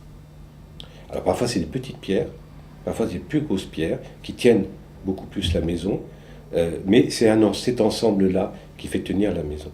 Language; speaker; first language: French; early bilingual, other home language; Romanian